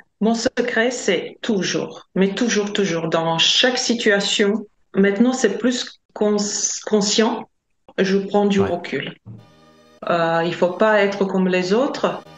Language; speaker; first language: French; non-native, fluent; Latvian